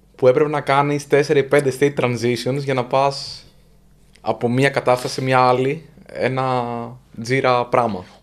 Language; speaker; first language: Greek; native; Greek